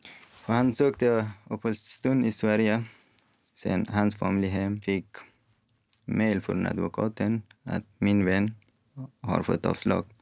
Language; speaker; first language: Swedish; non-native, fluent; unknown